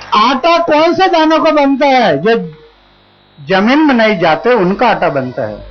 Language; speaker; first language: Hindi; non-native, local second language; Marathi